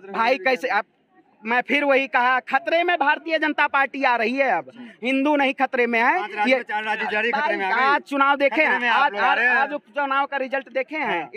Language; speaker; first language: Hindi; native; Hindi